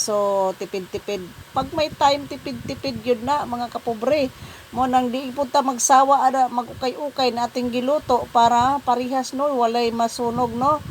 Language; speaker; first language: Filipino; non-native, local second language; Cebuano